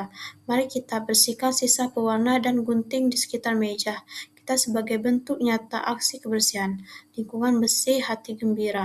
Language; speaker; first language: Indonesian; native; Indonesian